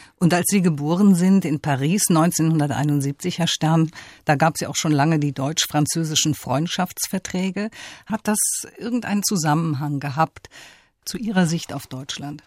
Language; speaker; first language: German; native; German